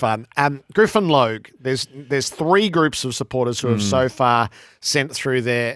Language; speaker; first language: English; native; English